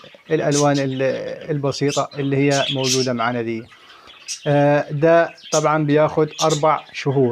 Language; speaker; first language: Arabic; native; Arabic